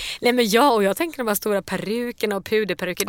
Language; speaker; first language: Swedish; native; Swedish